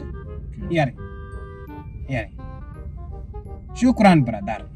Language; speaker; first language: English; non-native, learner; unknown